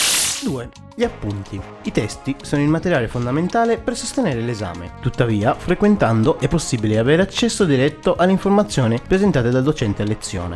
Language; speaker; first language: Italian; native; Italian